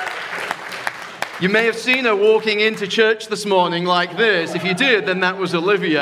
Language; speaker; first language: English; native; English